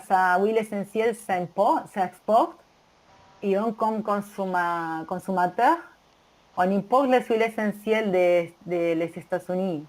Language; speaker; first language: French; non-native, learner; Spanish